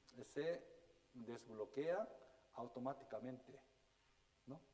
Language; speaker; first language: Spanish; non-native, fluent; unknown